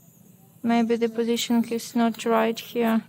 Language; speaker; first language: English; non-native, learner; Ukrainian